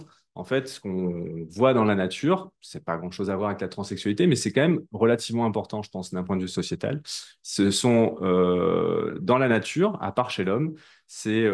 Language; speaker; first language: French; native; French